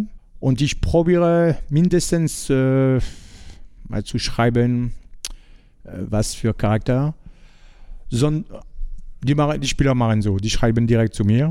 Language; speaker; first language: German; non-native, learner; French